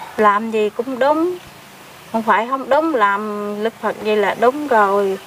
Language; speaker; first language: Vietnamese; non-native, local second language; Khmer